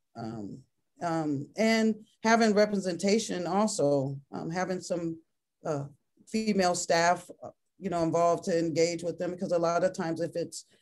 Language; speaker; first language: English; native; English